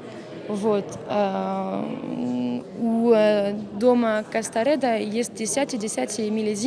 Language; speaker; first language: Russian; non-native, fluent; French